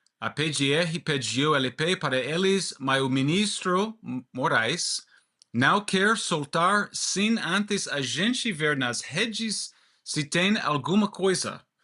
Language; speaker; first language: Portuguese; non-native, fluent; English